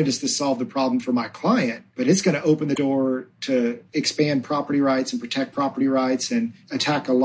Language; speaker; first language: English; native; English